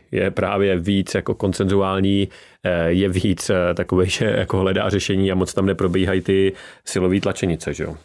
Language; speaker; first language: Czech; native; Czech